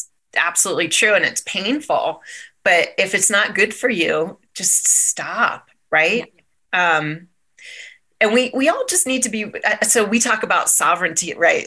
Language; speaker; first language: English; native; English